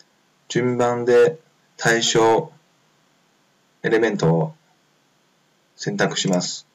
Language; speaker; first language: Japanese; non-native, fluent; Chinese